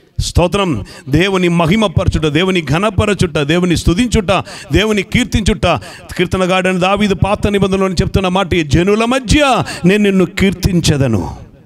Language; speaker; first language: Telugu; non-native, fluent; Malayalam